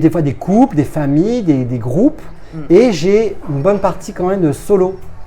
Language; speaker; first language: French; native; French